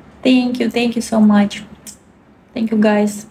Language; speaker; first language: English; non-native, learner; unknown